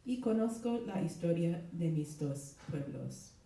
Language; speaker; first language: Spanish; non-native, fluent; English